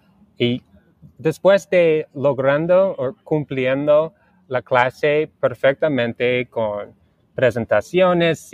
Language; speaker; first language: Spanish; non-native, learner; English